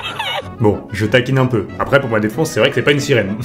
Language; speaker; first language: French; native; French